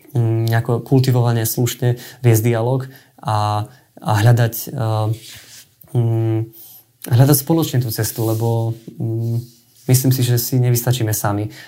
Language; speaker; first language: Slovak; native; Slovak